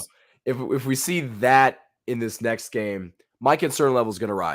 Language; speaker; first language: English; native; English